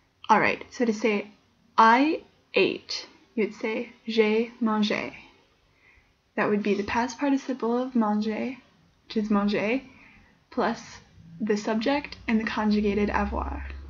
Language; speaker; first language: English; native; English